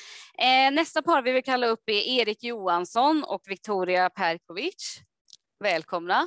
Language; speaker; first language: Swedish; native; Swedish